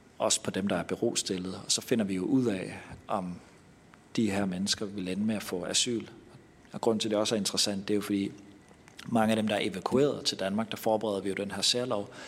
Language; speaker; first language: Danish; native; Danish